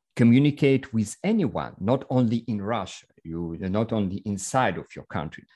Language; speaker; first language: English; non-native, learner; Russian